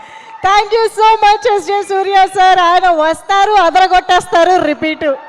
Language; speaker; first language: Telugu; native; Telugu